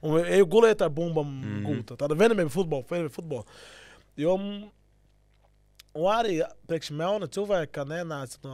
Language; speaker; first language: Latvian; non-native, learner; Portuguese